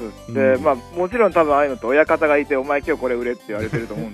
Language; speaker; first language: Japanese; native; Japanese